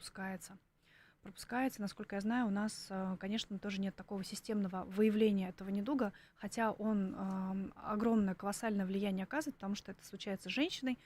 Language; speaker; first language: Russian; native; Russian